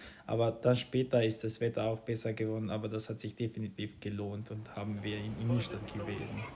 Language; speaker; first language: German; non-native, fluent; Croatian